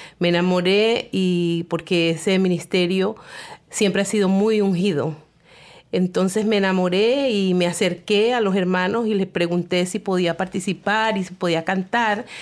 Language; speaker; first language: Spanish; native; Spanish